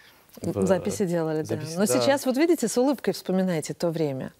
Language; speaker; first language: Russian; native; Russian